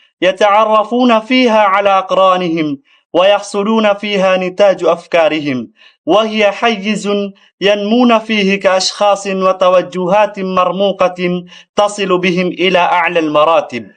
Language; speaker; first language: Arabic; non-native, fluent; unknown